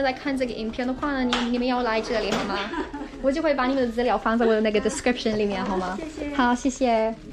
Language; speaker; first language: Chinese; non-native, learner; English